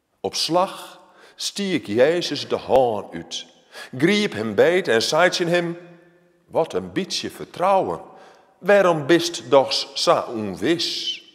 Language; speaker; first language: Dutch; non-native, local second language; Western Frisian